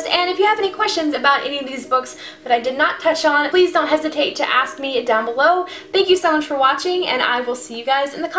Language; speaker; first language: English; native; English